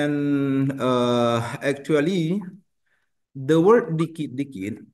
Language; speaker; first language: English; non-native, learner; Indonesian